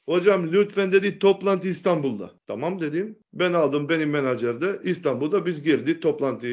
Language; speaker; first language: Turkish; non-native, learner; Macedonian